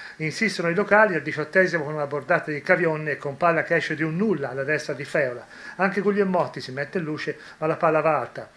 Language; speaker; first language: Italian; native; Italian